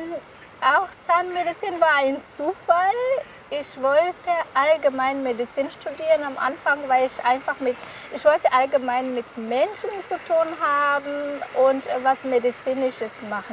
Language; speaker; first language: German; non-native, fluent; Kinyarwanda